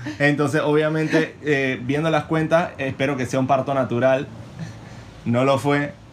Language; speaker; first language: Spanish; native; Spanish